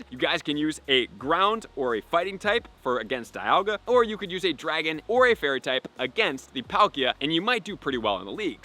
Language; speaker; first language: English; native; English